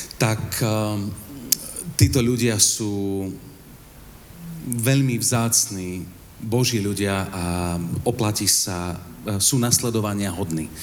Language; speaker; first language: Slovak; native; Slovak